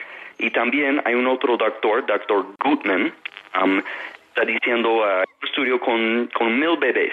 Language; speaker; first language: Spanish; non-native, fluent; English